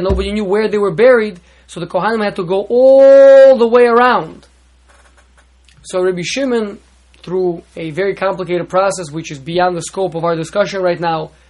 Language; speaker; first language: English; native; English